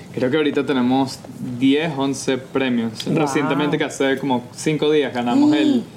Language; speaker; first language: Spanish; native; Spanish